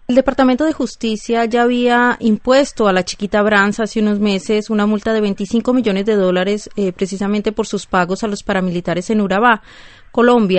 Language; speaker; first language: Spanish; native; Spanish